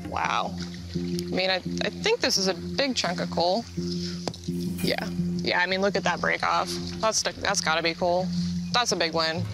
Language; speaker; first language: English; native; English